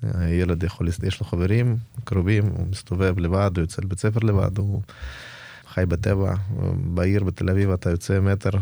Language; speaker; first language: Hebrew; non-native, fluent; Russian